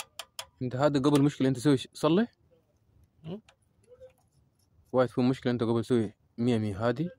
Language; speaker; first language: Arabic; non-native, learner; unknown